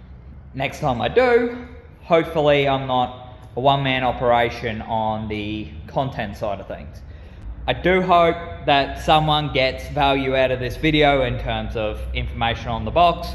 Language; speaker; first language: English; native; English